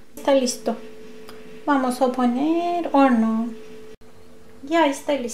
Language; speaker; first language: Spanish; non-native, learner; Turkish